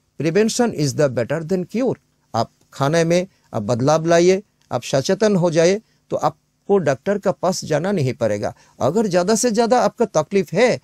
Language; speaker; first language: Hindi; non-native, local second language; Bangla